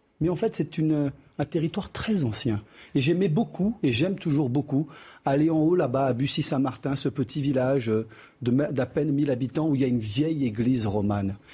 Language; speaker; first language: French; early bilingual, other home language; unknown